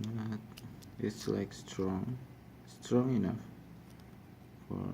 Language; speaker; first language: English; non-native, learner; Indonesian